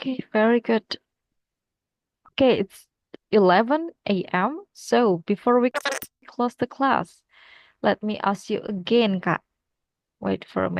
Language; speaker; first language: English; non-native, fluent; Indonesian